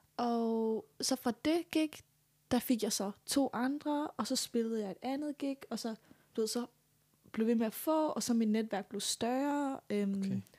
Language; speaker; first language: Danish; native; Danish